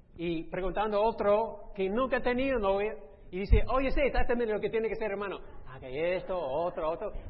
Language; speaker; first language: Spanish; non-native, fluent; English